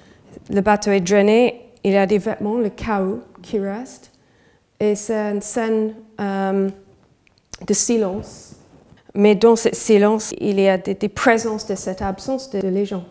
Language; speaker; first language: French; non-native, fluent; English